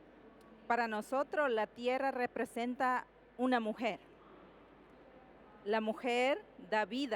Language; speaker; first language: Spanish; non-native, local second language; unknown